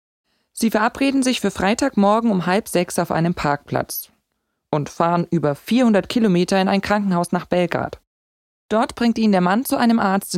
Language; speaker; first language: German; native; German